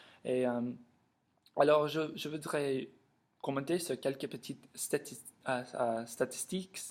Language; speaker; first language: French; non-native, learner; English